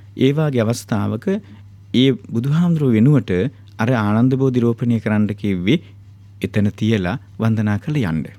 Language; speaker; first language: Sinhala; native; Sinhala